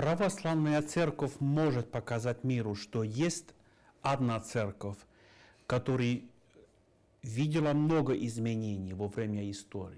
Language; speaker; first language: Russian; non-native, fluent; Finnish